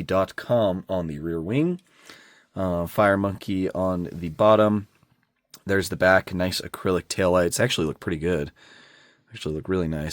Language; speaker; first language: English; native; English